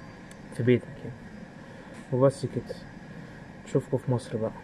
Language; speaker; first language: Arabic; native; Arabic